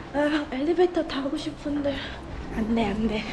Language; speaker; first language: Korean; non-native, fluent; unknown